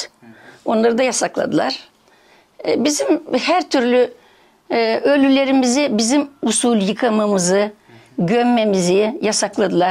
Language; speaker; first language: Turkish; early bilingual, heritage; Turkish